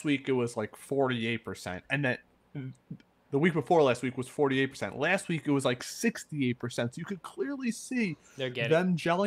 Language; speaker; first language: English; native; English